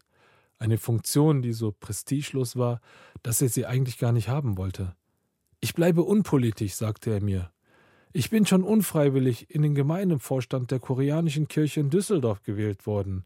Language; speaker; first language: German; early bilingual, other home language; Korean